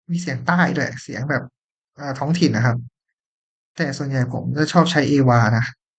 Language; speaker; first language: Thai; native; Thai